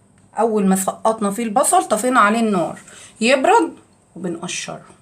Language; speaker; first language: Arabic; native; Arabic